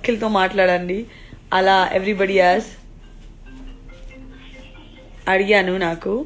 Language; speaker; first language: Telugu; non-native, local second language; Gujarati